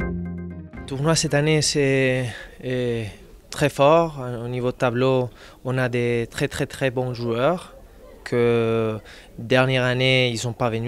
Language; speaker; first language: French; non-native, fluent; Spanish